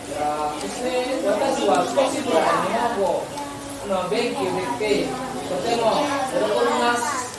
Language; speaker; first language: Japanese; non-native, learner; Indonesian